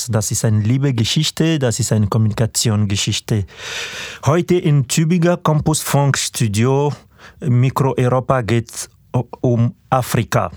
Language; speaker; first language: German; non-native, fluent; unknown